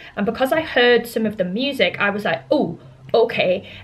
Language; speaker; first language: English; native; English